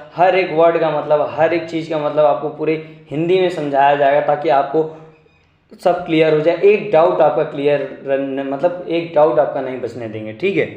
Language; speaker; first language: Hindi; non-native, local second language; Marathi